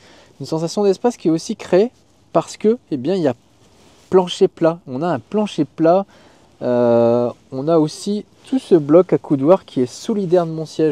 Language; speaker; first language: French; native; French